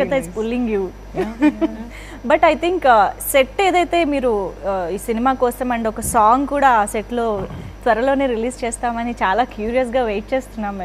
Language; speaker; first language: Telugu; native; Telugu